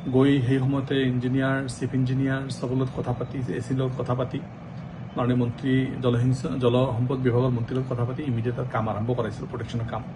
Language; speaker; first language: Assamese; non-native, local second language; Bangla